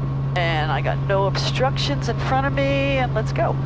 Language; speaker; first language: English; native; English